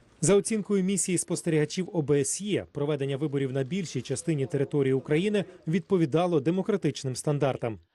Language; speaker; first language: Ukrainian; native; Ukrainian